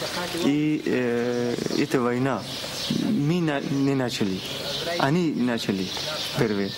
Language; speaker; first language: Russian; non-native, learner; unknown